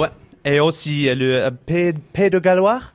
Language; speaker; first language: French; non-native, learner; English